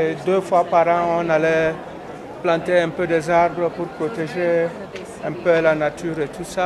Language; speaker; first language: French; non-native, fluent; Portuguese